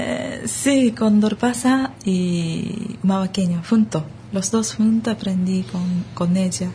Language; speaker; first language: Spanish; non-native, learner; Japanese